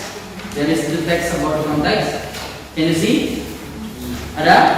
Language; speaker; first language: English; non-native, learner; Indonesian